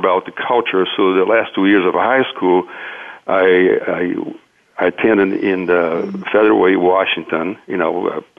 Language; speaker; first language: English; non-native, fluent; Portuguese